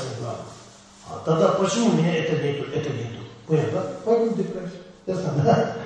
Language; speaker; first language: Russian; non-native, learner; Tibetan